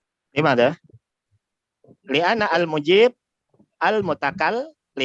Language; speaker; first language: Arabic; non-native, learner; Indonesian